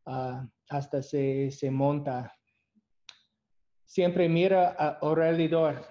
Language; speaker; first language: Spanish; non-native, learner; English